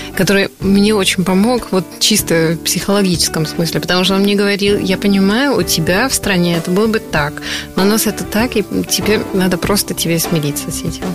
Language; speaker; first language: Russian; non-native, fluent; German